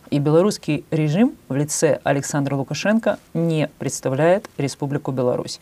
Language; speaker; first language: Russian; native; Russian